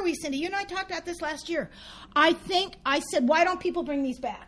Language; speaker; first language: English; native; English